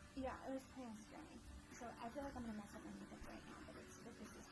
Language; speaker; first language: English; native; English